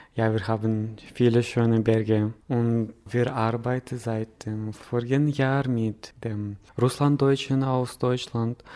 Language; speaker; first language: German; non-native, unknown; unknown